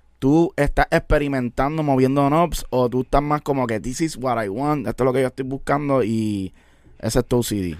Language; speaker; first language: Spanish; native; Spanish